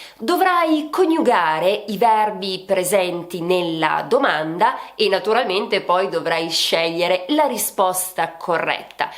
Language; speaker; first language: Italian; native; Italian